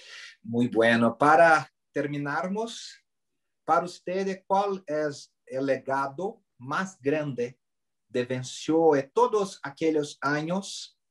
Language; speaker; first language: Spanish; non-native, learner; Portuguese